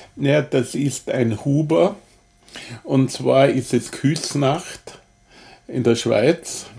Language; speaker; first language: German; native; German